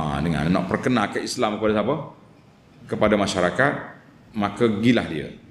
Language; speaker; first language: Malay; native; Malay